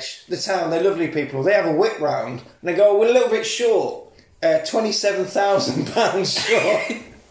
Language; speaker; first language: English; native; English